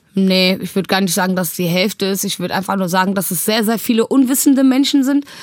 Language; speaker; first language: German; early bilingual, other home language; Tigrinya